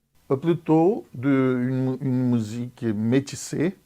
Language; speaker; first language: French; non-native, fluent; Portuguese